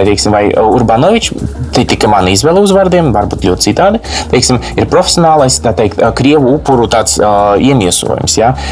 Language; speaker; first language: Latvian; non-native, local second language; Russian